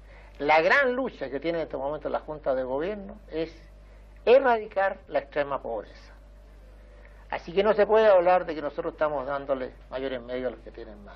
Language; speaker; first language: Spanish; native; Spanish